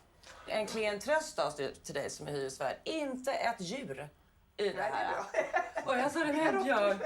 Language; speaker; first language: Swedish; native; Swedish